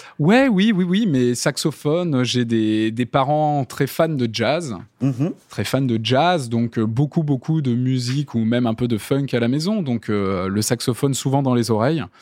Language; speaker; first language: French; native; French